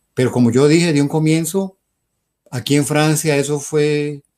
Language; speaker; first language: Spanish; native; Spanish